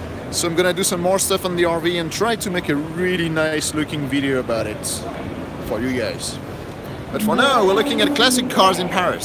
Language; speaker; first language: English; non-native, fluent; French